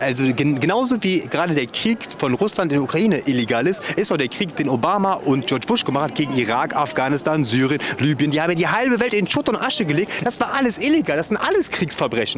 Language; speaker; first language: German; native; German